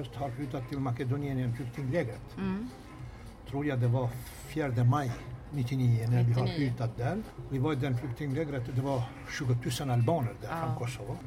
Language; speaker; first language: Swedish; non-native, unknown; Albanian